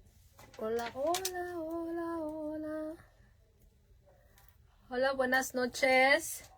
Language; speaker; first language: Spanish; native; Spanish